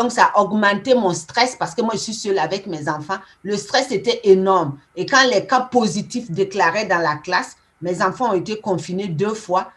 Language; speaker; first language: French; non-native, local second language; Mossi